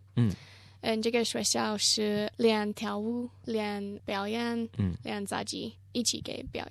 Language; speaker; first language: Chinese; non-native, learner; English